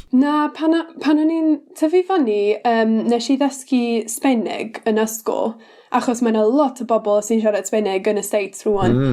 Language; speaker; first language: Welsh; non-native, learner; English